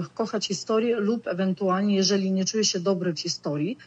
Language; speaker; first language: Polish; early bilingual, other home language; Ukrainian